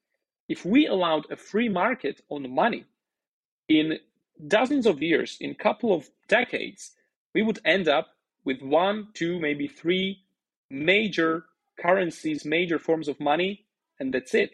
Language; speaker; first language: English; non-native, fluent; Slovak